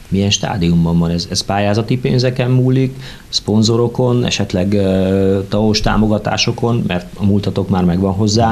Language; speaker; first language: Hungarian; native; Hungarian